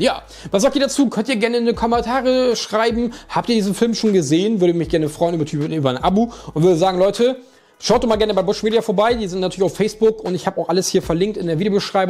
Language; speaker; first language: German; native; German